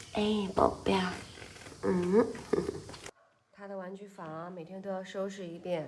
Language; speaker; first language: Chinese; native; Chinese